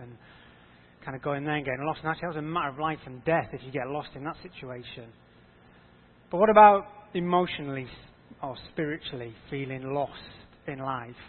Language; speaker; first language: English; native; English